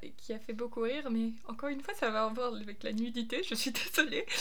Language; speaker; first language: French; non-native, fluent; German